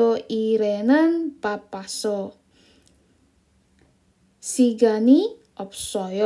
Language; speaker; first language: Korean; non-native, fluent; Indonesian